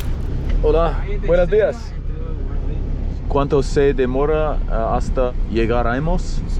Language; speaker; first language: Spanish; non-native, learner; English